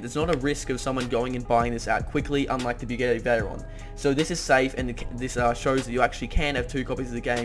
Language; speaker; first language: English; native; English